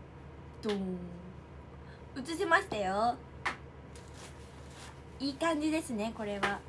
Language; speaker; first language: Japanese; native; Japanese